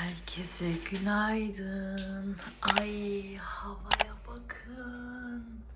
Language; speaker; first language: Turkish; early bilingual, heritage; Turkish